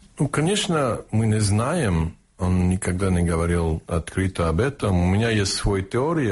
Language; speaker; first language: Russian; early bilingual, heritage; Russian